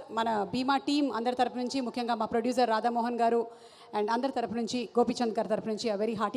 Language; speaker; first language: Telugu; native; Telugu